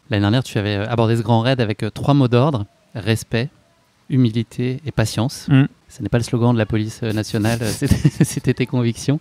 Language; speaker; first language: French; native; French